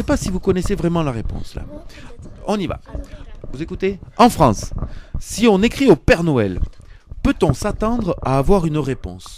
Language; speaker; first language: French; native; French